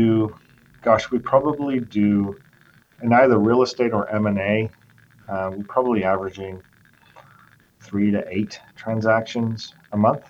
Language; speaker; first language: English; native; English